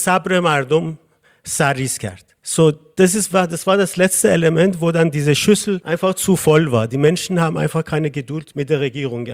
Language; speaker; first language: German; non-native, fluent; Persian